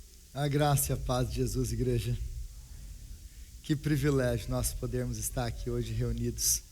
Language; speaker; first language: Portuguese; native; Portuguese